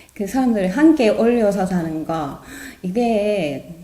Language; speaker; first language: Korean; non-native, fluent; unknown